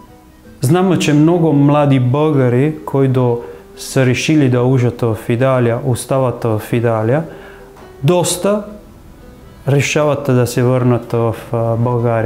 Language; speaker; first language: Bulgarian; non-native, fluent; Italian